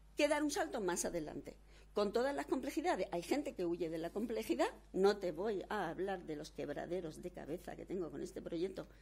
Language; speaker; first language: Spanish; native; Spanish